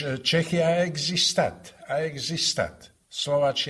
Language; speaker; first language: Romanian; non-native, fluent; Slovak